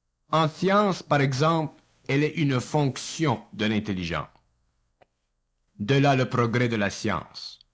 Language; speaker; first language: French; native; French